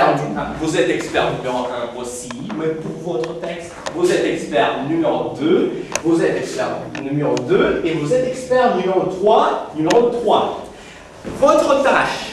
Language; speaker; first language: French; non-native, fluent; Russian